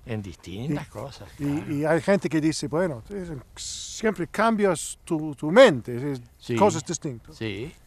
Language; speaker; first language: Spanish; non-native, learner; Italian